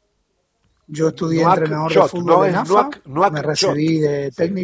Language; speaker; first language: Spanish; native; Spanish